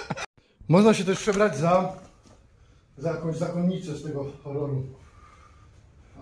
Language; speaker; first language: Polish; native; Polish